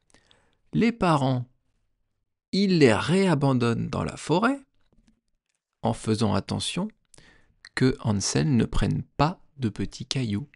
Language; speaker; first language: French; native; French